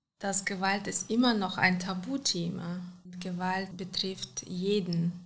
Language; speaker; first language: German; non-native, fluent; Russian